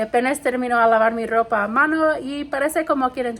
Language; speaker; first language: Spanish; non-native, learner; English